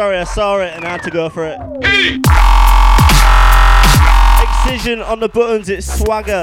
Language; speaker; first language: English; native; English